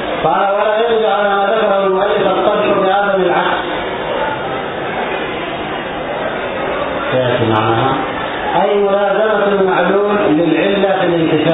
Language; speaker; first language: Arabic; native; Arabic